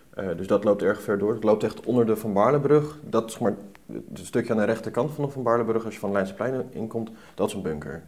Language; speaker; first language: Dutch; native; Dutch